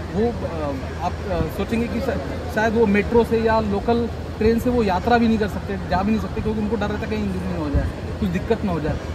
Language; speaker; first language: Hindi; native; Hindi